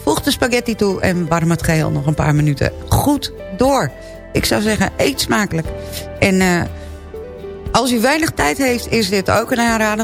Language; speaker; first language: Dutch; native; Dutch